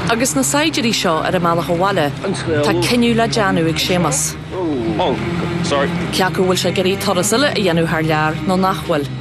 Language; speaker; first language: Irish; native; Irish